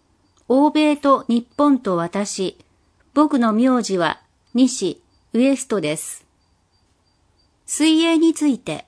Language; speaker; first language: Japanese; non-native, fluent; English